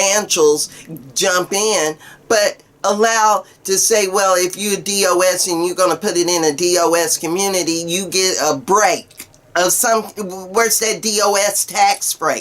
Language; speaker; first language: English; native; English